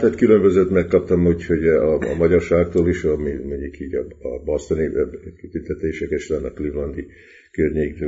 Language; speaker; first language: Hungarian; early bilingual, heritage; Hungarian